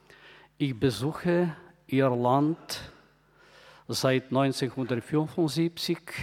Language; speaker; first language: German; non-native, fluent; Bulgarian